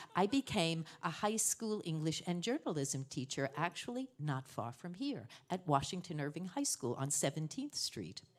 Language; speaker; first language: English; native; English